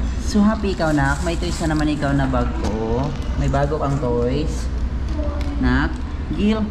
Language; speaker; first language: Filipino; non-native, local second language; Cebuano